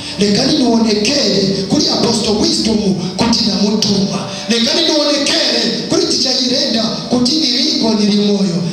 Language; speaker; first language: Nyanja; non-native, local second language; Tumbuka